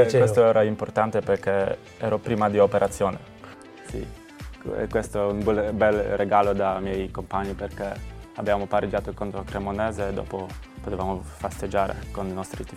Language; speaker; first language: Italian; non-native, learner; Polish